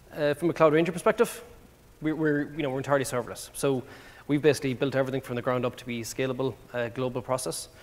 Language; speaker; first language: English; native; English